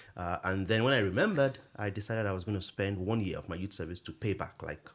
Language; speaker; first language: English; non-native, local second language; Yoruba